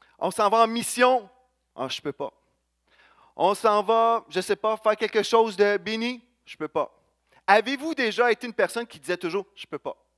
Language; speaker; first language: French; native; French